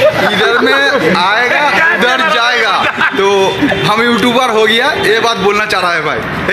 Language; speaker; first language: Hindi; non-native, learner; Bangla